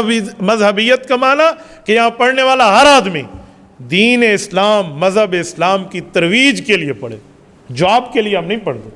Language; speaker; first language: Urdu; native; Urdu